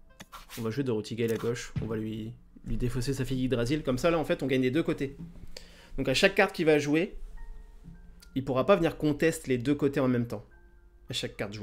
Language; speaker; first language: French; native; French